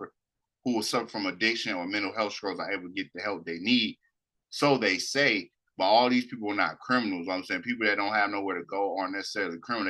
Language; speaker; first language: English; native; English